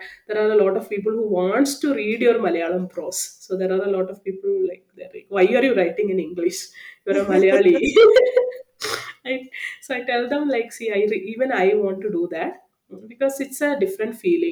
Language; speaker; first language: English; non-native, local second language; Malayalam